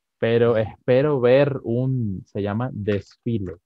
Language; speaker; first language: Spanish; native; Spanish